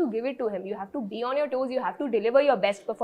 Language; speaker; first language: English; non-native, local second language; Hindi